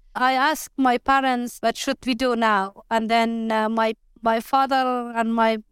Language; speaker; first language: English; non-native, learner; Persian